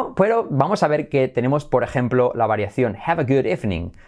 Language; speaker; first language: Spanish; native; Spanish